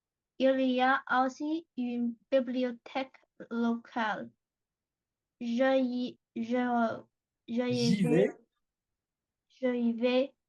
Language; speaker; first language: French; non-native, learner; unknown